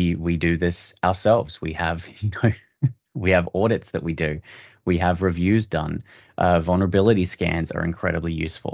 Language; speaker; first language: English; native; English